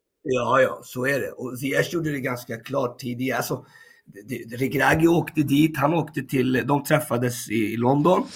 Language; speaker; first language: Swedish; early bilingual, other home language; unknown